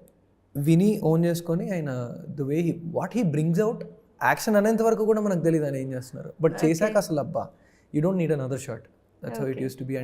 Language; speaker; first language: Telugu; native; Telugu